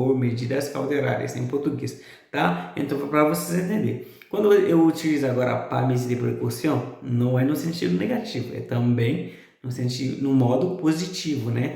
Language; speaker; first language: Portuguese; non-native, fluent; Haitian Creole